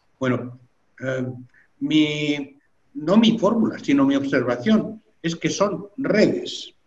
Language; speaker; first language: Spanish; native; Spanish